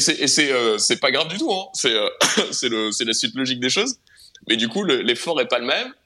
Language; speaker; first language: French; native; French